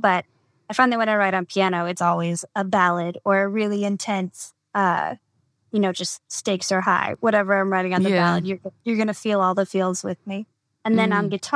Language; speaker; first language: English; native; English